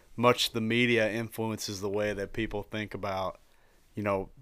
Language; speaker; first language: English; native; English